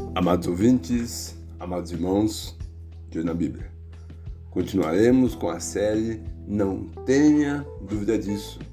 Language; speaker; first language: Portuguese; native; Portuguese